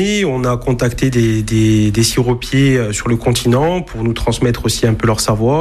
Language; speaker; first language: French; native; French